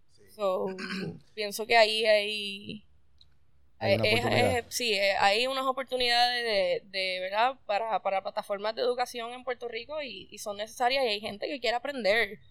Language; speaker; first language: Spanish; native; Spanish